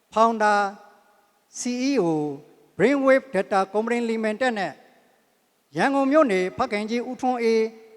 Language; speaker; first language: Burmese; native; Burmese